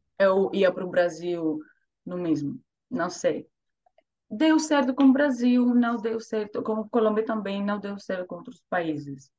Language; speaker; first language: Portuguese; non-native, fluent; Greek